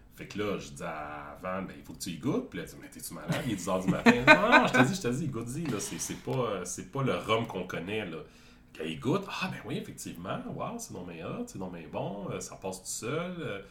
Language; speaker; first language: French; native; French